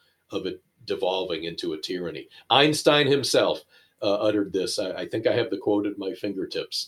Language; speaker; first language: English; native; English